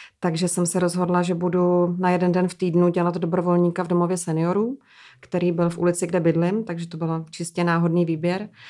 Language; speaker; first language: Czech; native; Czech